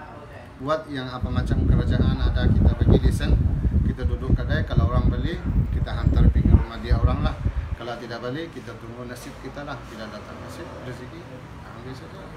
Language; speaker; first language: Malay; non-native, learner; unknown